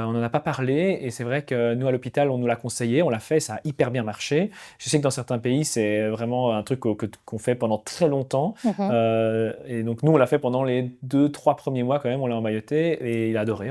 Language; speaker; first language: French; native; French